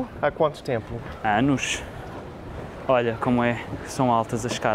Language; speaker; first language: Portuguese; native; Portuguese